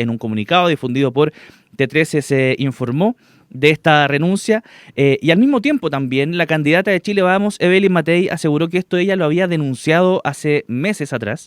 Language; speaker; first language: Spanish; native; Spanish